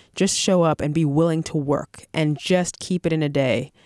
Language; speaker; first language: English; native; English